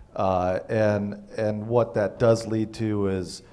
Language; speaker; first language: English; native; English